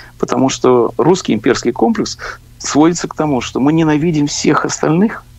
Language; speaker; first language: Russian; native; Russian